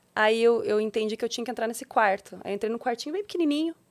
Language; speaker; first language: Portuguese; native; Portuguese